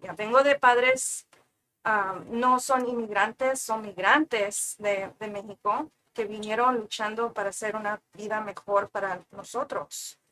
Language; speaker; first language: Spanish; early bilingual, heritage; Spanish